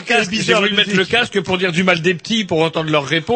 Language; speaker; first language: French; native; French